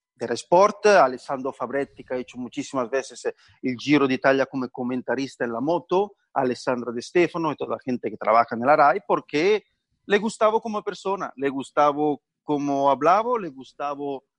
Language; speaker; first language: Spanish; non-native, fluent; Italian